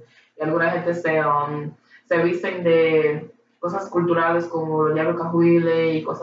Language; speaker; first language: Spanish; early bilingual, heritage; Spanish